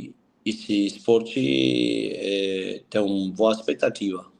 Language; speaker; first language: Portuguese; non-native, fluent; Spanish